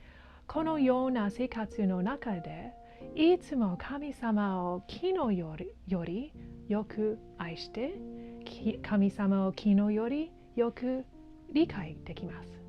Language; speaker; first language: Japanese; non-native, learner; English